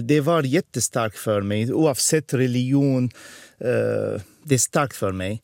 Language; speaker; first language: Swedish; non-native, fluent; Arabic